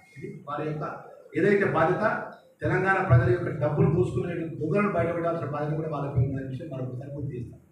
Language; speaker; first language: Telugu; native; Telugu